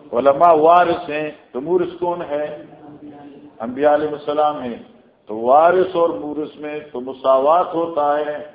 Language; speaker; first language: Urdu; non-native, local second language; Northern Hindko